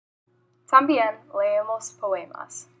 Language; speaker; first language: Spanish; non-native, learner; English